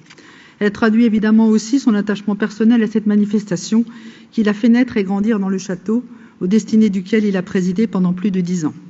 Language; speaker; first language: French; native; French